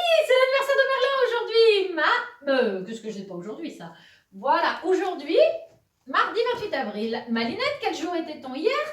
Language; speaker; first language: French; native; French